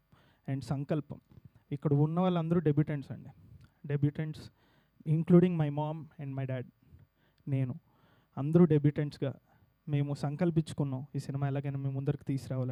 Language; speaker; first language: Telugu; native; Telugu